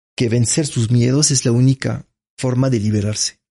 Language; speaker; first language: Spanish; non-native, fluent; French